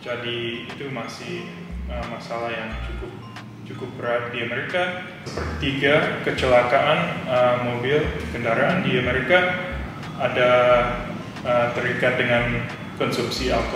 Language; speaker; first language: Indonesian; early bilingual, heritage; English